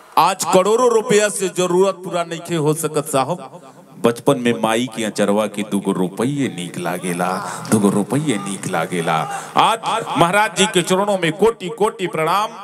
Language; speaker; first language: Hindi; native; Hindi